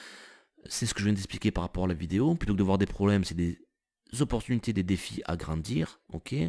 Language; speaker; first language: French; native; French